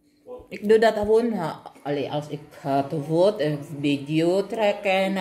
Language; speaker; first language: Dutch; non-native, learner; Filipino